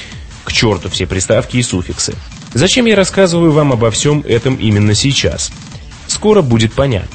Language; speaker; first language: Russian; native; Russian